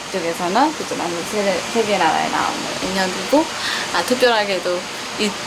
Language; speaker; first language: Korean; non-native, learner; Burmese